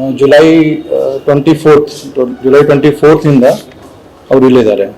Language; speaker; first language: Kannada; non-native, local second language; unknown